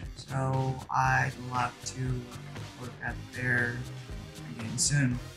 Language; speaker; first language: English; non-native, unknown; Japanese